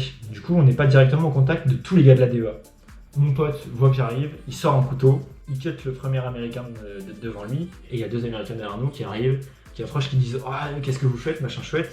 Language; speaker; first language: French; native; French